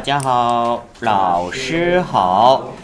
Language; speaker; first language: Chinese; non-native, fluent; Korean